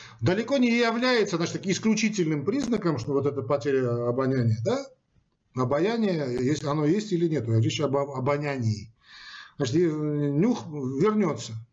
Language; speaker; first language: Russian; non-native, local second language; Armenian